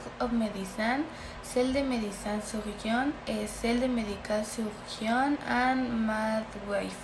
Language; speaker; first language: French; non-native, learner; Spanish